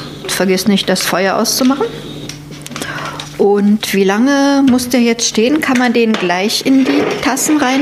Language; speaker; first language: German; native; German